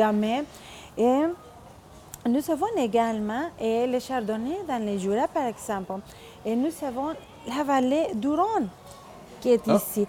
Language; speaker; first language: French; non-native, fluent; Spanish